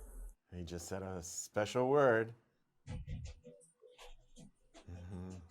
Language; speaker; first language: English; native; English